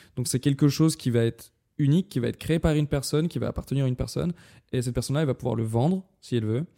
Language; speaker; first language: French; non-native, fluent; Russian